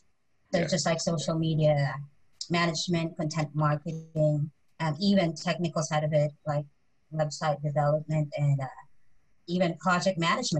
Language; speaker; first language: English; non-native, local second language; Filipino